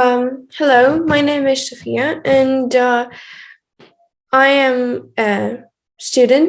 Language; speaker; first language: English; non-native, fluent; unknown